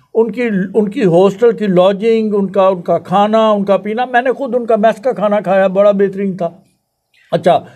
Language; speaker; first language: Urdu; non-native, local second language; Punjabi